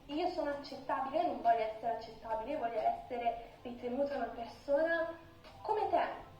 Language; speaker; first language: Italian; early bilingual, other home language; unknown